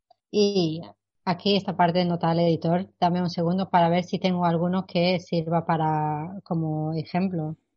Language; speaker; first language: Spanish; non-native, fluent; English